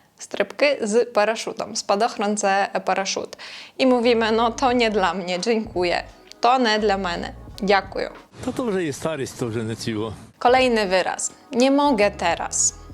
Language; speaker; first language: Polish; non-native, fluent; Ukrainian